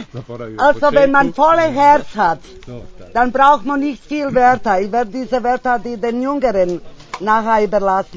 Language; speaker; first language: German; non-native, fluent; Bosnian